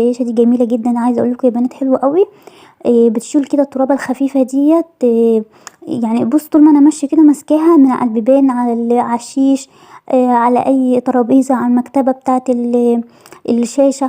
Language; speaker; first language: Arabic; native; Arabic